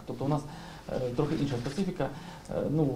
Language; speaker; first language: Ukrainian; native; Ukrainian